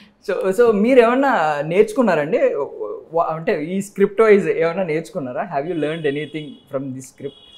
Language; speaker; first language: Telugu; native; Telugu